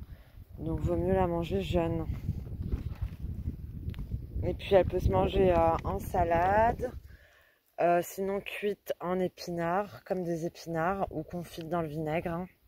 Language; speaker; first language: French; native; French